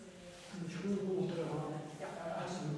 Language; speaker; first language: Dutch; native; Dutch